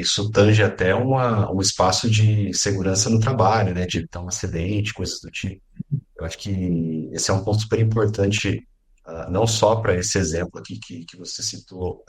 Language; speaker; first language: Portuguese; native; Portuguese